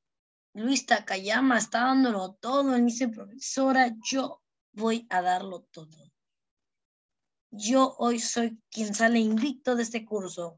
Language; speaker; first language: Spanish; native; Spanish